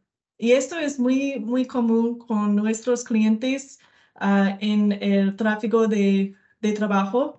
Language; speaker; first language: Spanish; non-native, learner; English